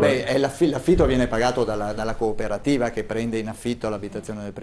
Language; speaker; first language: Italian; native; Italian